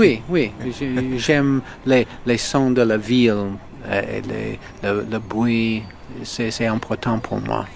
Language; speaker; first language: French; non-native, learner; English